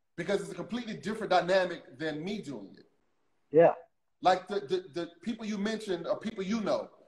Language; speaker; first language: English; native; English